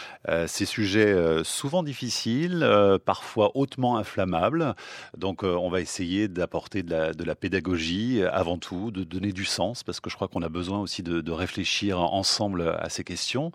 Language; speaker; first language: French; native; French